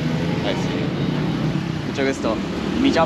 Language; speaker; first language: Spanish; non-native, learner; Japanese